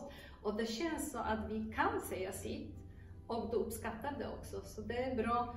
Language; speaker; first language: Swedish; non-native, fluent; Polish